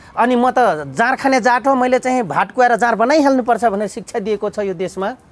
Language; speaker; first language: Nepali; non-native, local second language; Dangaura Tharu